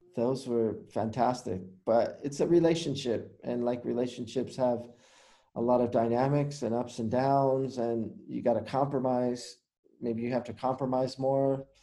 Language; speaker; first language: English; native; English